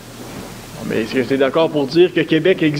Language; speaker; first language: French; native; French